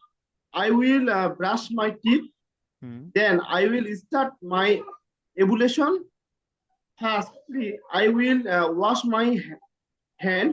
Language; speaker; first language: English; non-native, learner; Bangla